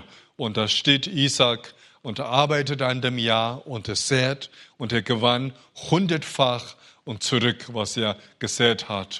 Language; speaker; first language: German; non-native, fluent; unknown